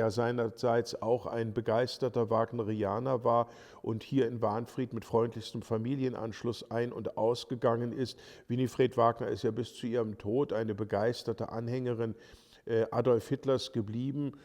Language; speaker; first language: German; native; German